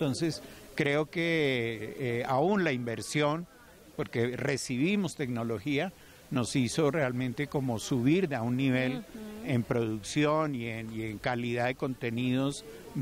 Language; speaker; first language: Spanish; native; Spanish